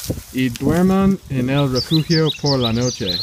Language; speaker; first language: Spanish; non-native, learner; English